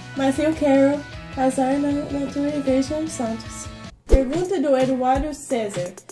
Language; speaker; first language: Portuguese; non-native, fluent; English